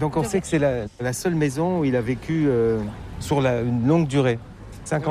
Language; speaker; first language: French; native; French